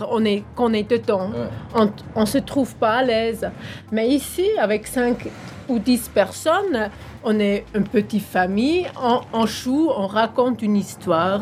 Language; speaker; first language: French; non-native, local second language; German